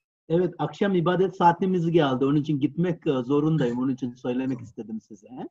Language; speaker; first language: Turkish; non-native, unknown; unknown